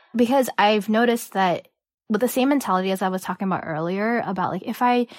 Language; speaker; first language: English; early bilingual, other home language; Cantonese